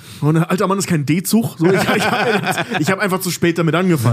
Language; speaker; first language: German; native; German